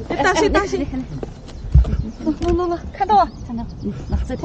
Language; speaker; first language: Chinese; native; Chinese